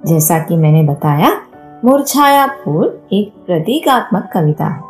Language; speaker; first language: Hindi; non-native, local second language; Malayalam